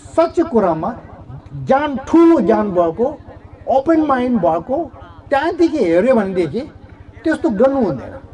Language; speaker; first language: Nepali; non-native, local second language; Tibetan